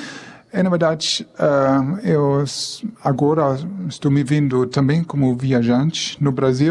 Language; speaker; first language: Portuguese; non-native, fluent; German